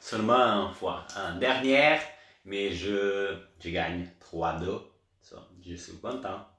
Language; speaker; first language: French; non-native, learner; Portuguese